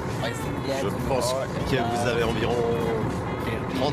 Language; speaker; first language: French; non-native, fluent; Persian